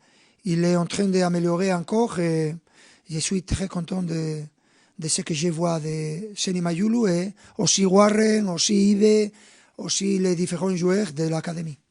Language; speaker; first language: French; non-native, fluent; Spanish